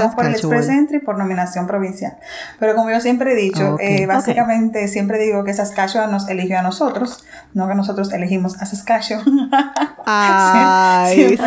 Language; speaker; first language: Spanish; native; Spanish